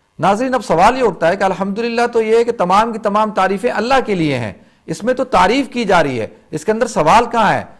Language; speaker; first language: Urdu; native; Urdu